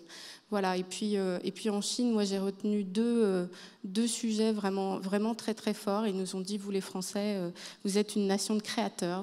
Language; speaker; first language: French; native; French